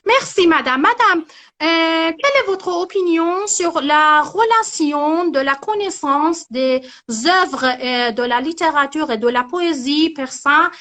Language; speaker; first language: French; non-native, learner; Persian